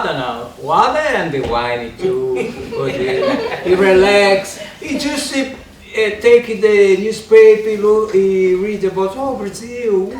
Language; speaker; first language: English; non-native, learner; Portuguese